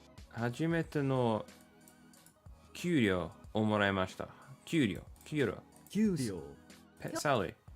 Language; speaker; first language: Japanese; non-native, learner; English